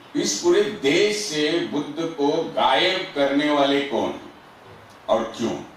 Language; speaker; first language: Hindi; non-native, local second language; Marathi